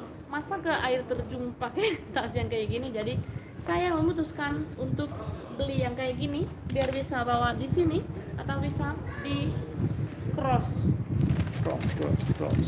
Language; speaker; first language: Indonesian; non-native, fluent; Spanish